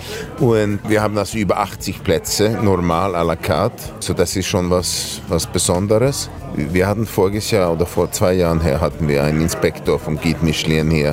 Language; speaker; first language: German; early bilingual, heritage; German